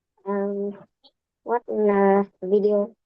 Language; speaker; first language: English; non-native, learner; Vietnamese